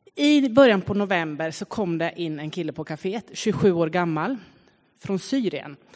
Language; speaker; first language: Swedish; native; Swedish